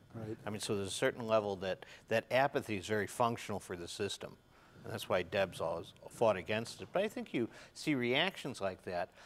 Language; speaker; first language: English; native; English